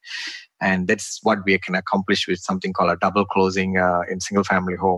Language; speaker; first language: English; non-native, local second language; Tamil